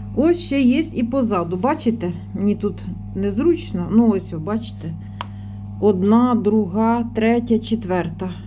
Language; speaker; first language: Ukrainian; native; Ukrainian